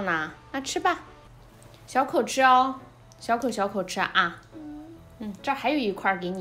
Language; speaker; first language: Chinese; native; Chinese